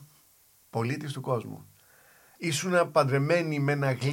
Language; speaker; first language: Greek; native; Greek